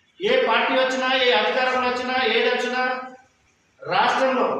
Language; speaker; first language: Telugu; non-native, local second language; Lambadi